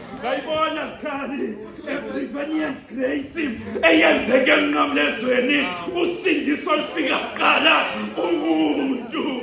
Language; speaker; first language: Zulu; non-native, local second language; Xhosa